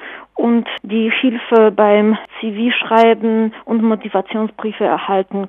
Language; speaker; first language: German; non-native, fluent; Polish